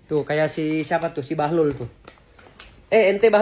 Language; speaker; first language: Indonesian; native; Indonesian